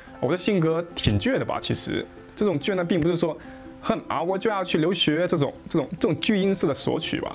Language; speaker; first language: Chinese; native; Chinese